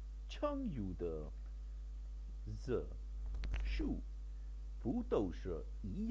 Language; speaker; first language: Chinese; non-native, learner; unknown